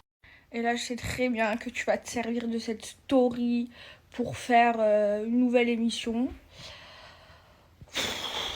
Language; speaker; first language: French; native; French